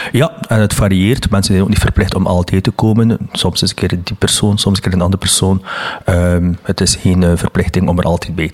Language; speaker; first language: Dutch; native; Dutch